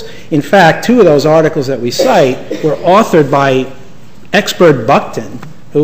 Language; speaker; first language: English; native; English